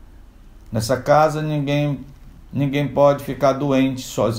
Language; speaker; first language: Portuguese; non-native, local second language; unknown